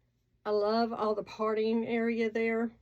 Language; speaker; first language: English; native; English